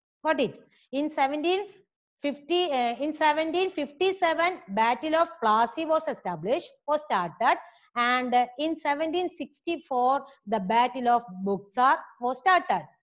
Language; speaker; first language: English; non-native, local second language; Malayalam